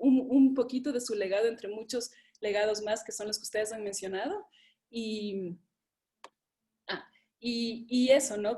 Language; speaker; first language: Spanish; native; Spanish